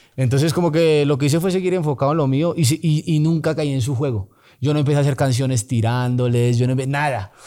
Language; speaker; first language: Spanish; native; Spanish